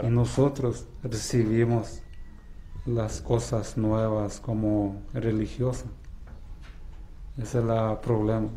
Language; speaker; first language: Spanish; non-native, local second language; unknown